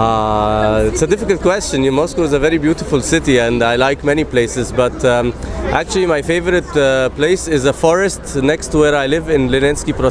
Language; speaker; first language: English; non-native, fluent; Arabic